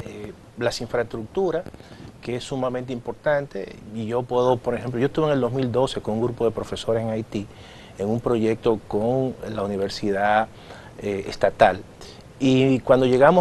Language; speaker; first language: Spanish; native; Spanish